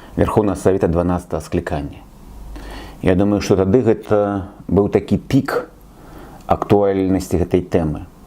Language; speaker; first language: Belarusian; native; Belarusian